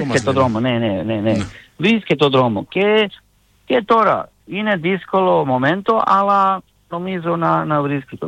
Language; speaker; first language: Greek; non-native, learner; Serbian